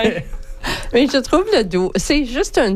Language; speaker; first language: French; non-native, local second language; English